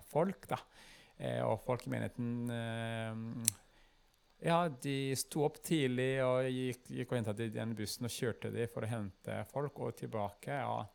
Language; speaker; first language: Norwegian; non-native, fluent; Kinyarwanda